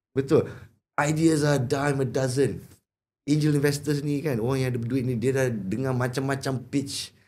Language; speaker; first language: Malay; native; Malay